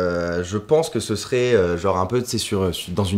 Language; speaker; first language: French; native; French